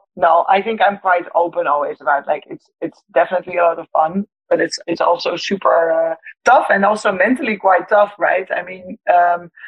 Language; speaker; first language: English; non-native, fluent; Dutch